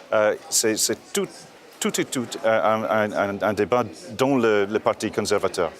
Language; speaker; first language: French; non-native, fluent; English